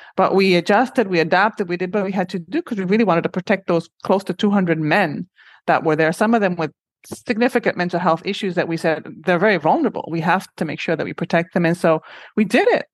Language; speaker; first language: English; non-native, fluent; Spanish